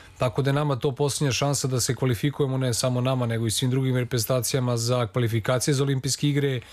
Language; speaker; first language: Serbian; native; Serbian